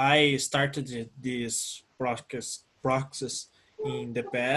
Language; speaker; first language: English; non-native, learner; Portuguese